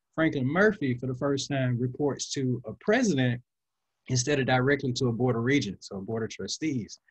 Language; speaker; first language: English; native; English